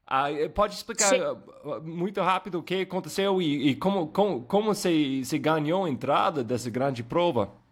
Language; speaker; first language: Portuguese; non-native, fluent; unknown